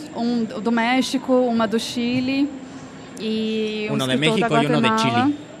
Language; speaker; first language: Spanish; non-native, learner; Portuguese